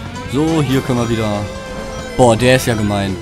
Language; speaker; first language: German; native; German